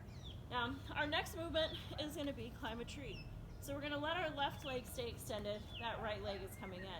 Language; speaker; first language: English; native; English